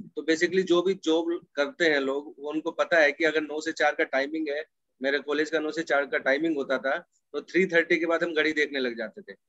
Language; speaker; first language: Hindi; native; Hindi